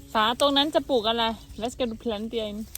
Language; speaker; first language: Danish; non-native, fluent; Thai